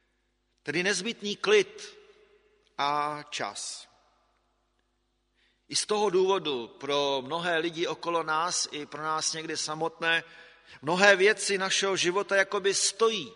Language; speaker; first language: Czech; native; Czech